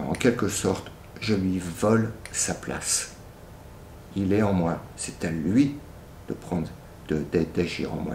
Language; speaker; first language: French; native; French